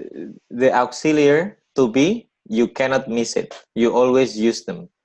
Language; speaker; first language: English; non-native, learner; Indonesian